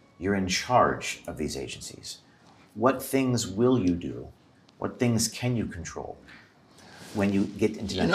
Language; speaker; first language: English; native; English